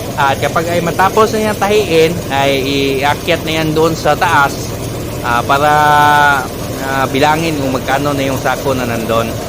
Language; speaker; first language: Filipino; non-native, local second language; Cebuano